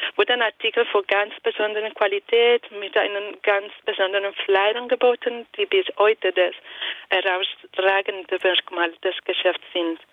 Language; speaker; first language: German; non-native, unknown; Italian